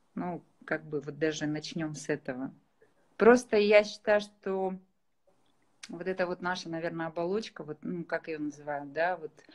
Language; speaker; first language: Russian; native; Russian